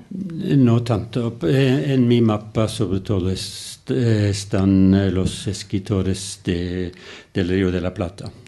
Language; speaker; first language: Spanish; non-native, fluent; Norwegian